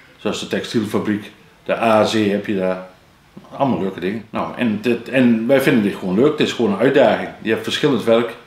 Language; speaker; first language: Dutch; native; Dutch